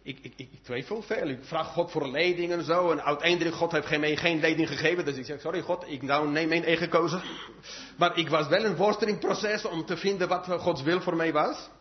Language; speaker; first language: Dutch; non-native, fluent; English